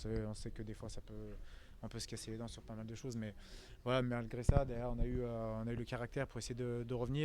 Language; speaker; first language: French; native; French